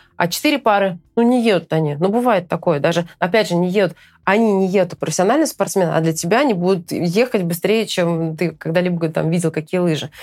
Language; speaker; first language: Russian; native; Russian